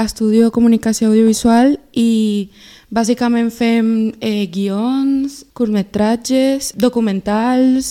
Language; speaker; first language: Catalan; early bilingual, other home language; Spanish